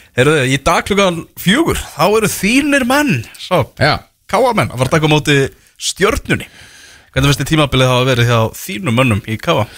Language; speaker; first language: Icelandic; native; Icelandic